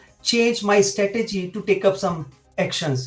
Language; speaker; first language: English; non-native, local second language; Hindi